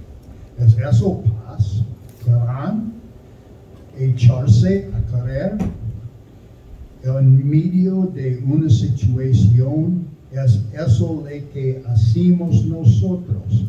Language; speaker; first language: Spanish; non-native, learner; German